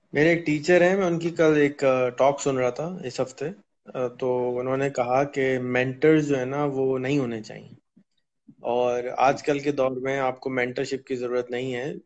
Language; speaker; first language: Urdu; native; Urdu